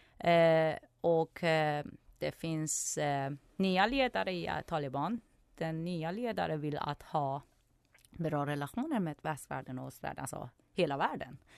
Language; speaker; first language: Swedish; non-native, fluent; Persian